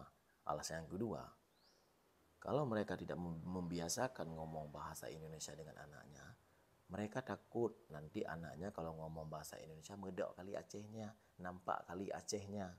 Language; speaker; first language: Indonesian; non-native, local second language; Achinese